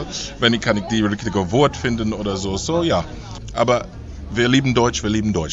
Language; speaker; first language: German; non-native, learner; English